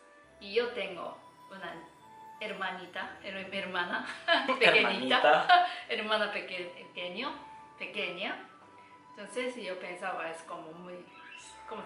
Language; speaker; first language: Spanish; non-native, learner; Japanese